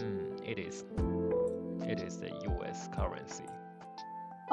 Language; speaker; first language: English; non-native, learner; Japanese